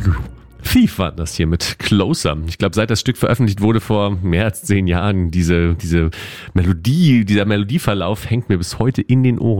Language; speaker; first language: German; native; German